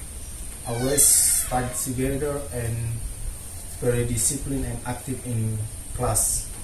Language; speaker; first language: English; non-native, learner; Indonesian